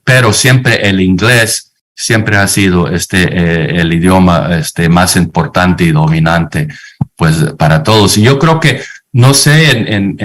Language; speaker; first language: Spanish; non-native, fluent; English